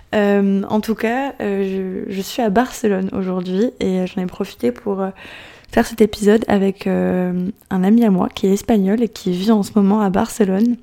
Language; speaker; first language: French; native; French